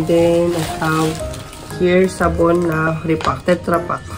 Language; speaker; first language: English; non-native, local second language; Filipino